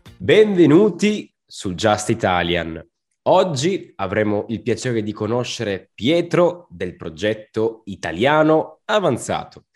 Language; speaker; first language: Italian; native; Italian